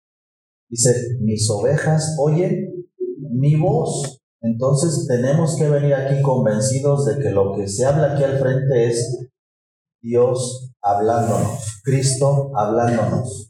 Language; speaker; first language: Spanish; native; Spanish